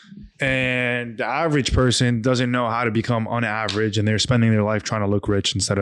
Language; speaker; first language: English; non-native, fluent; Arabic